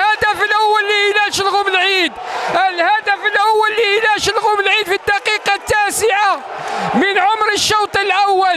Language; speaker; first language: Arabic; native; Arabic